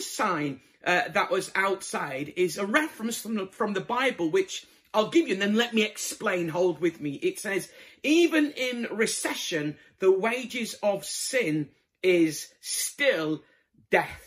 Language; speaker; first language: English; native; English